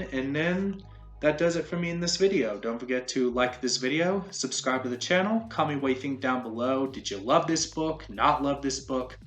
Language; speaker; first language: English; native; English